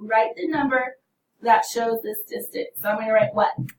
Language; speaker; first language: English; native; English